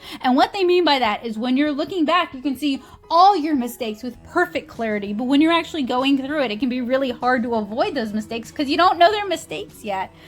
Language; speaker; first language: English; native; English